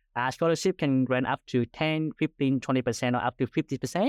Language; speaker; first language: English; non-native, fluent; Vietnamese